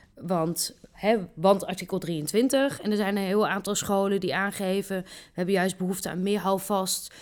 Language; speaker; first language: Dutch; native; Dutch